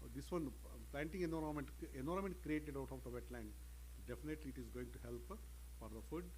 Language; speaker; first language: English; non-native, local second language; Kannada